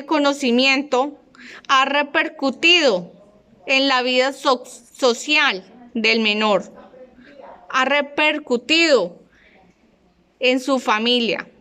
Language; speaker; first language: Spanish; native; Spanish